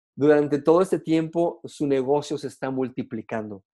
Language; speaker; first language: Spanish; native; Spanish